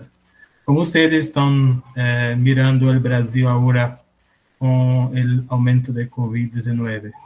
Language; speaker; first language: Spanish; non-native, fluent; Portuguese